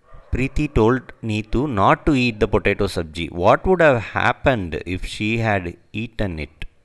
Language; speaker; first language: English; non-native, local second language; Tamil